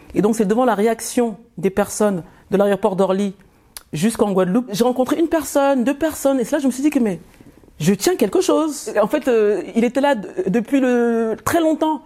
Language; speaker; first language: French; early bilingual, other home language; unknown